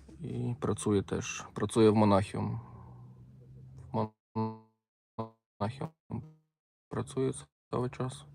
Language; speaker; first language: Polish; non-native, learner; Ukrainian